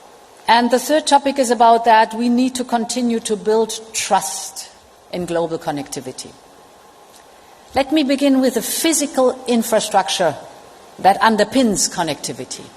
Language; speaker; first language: English; non-native, fluent; German